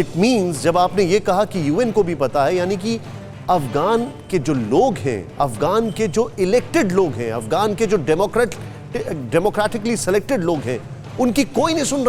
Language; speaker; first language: Hindi; native; Hindi